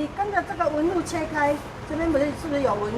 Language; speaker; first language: Chinese; native; Chinese